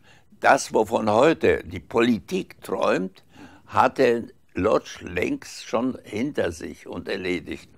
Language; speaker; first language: German; early bilingual, heritage; German